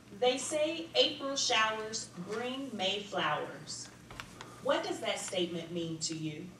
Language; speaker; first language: English; native; English